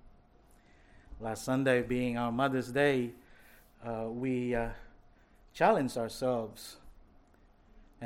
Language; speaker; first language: English; non-native, local second language; Filipino